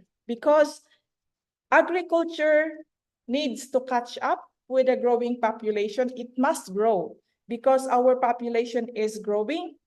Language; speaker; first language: English; non-native, fluent; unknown